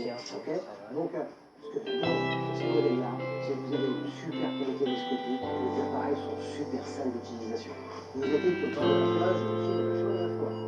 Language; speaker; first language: French; native; French